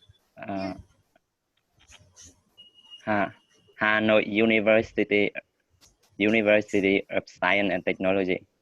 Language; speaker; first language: English; non-native, learner; Vietnamese